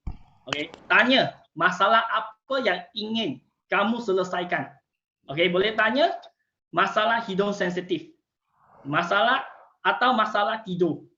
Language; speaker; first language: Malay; non-native, local second language; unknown